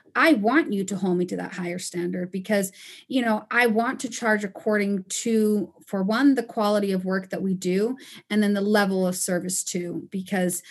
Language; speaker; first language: English; non-native, fluent; Spanish